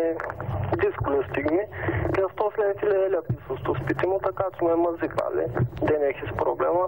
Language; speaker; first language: Greek; non-native, learner; Bulgarian